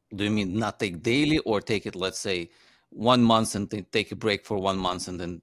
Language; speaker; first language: English; non-native, fluent; Uzbek